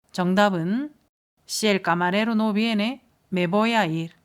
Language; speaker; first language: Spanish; non-native, fluent; Korean